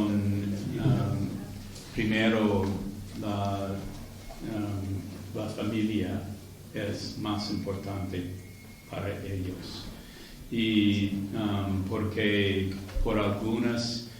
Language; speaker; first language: Spanish; non-native, learner; English